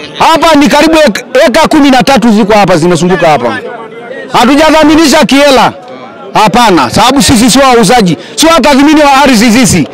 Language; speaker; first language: Swahili; non-native, local second language; Masai